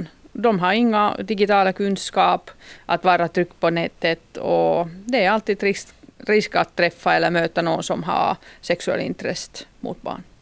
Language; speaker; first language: Swedish; non-native, local second language; Finnish